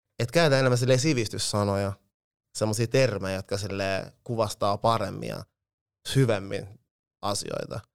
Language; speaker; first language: Finnish; early bilingual, other home language; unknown